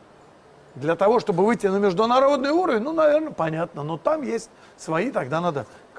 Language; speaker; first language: Russian; native; Russian